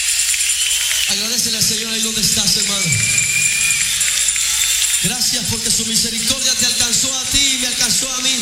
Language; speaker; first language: Spanish; native; Spanish